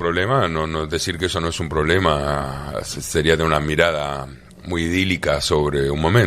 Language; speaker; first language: Spanish; native; Spanish